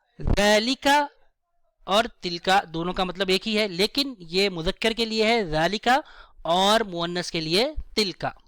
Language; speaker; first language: Urdu; native; Urdu